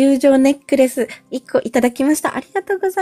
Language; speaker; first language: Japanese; non-native, fluent; Filipino